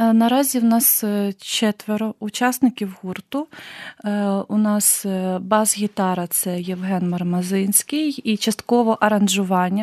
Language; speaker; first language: Ukrainian; native; Ukrainian